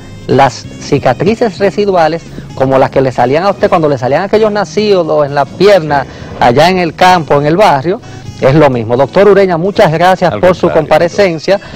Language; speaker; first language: Spanish; native; Spanish